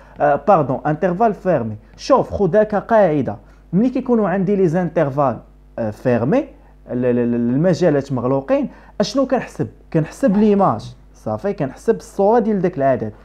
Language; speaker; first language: Arabic; native; Arabic